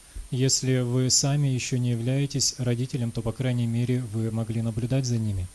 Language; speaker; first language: Russian; native; Russian